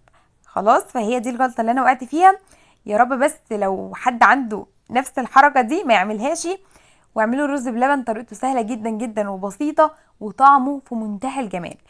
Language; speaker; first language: Arabic; native; Arabic